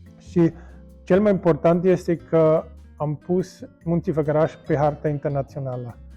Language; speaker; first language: Romanian; non-native, fluent; German